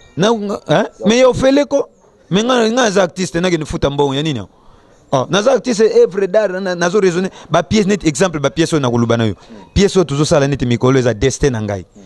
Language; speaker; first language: Lingala; non-native, local second language; Kongo